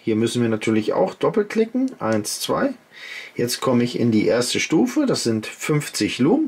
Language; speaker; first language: German; native; German